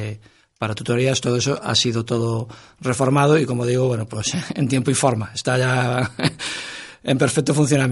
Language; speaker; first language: Spanish; native; Spanish